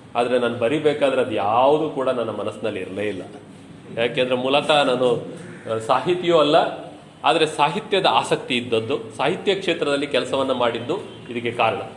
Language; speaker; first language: Kannada; native; Kannada